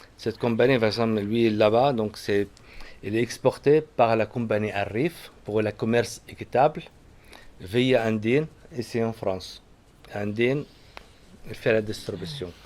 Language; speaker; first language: French; non-native, fluent; Arabic